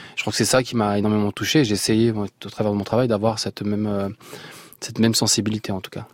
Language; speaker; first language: French; non-native, local second language; Arabic